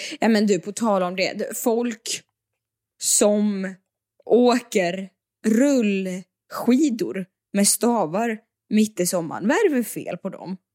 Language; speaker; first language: Swedish; native; Swedish